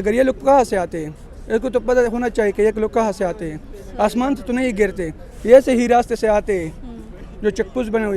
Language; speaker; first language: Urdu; non-native, local second language; Pashto